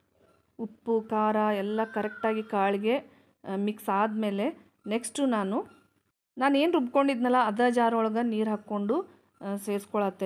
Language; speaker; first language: Kannada; native; Kannada